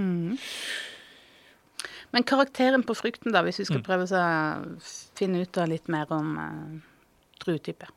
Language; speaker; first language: Norwegian; native; Norwegian